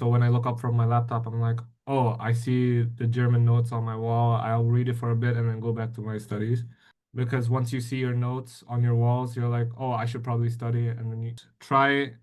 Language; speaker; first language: English; non-native, fluent; Indonesian